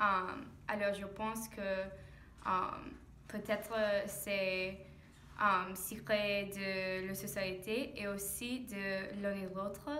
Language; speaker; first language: French; non-native, fluent; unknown